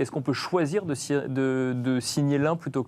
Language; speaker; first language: French; native; French